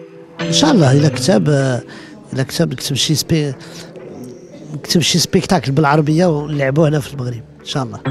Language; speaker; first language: Arabic; early bilingual, heritage; Arabic